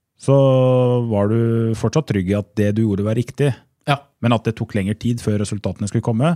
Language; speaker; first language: Norwegian; native; Norwegian